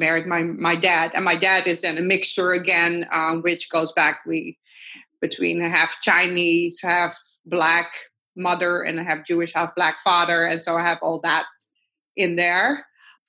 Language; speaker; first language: English; non-native, fluent; Dutch